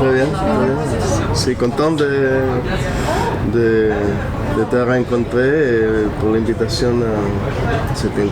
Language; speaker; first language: French; non-native, fluent; Spanish